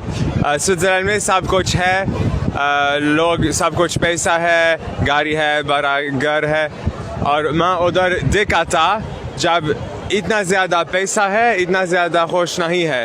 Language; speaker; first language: Hindi; non-native, learner; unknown